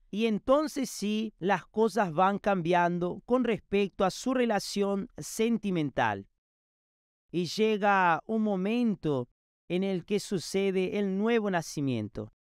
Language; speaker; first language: Spanish; non-native, fluent; Portuguese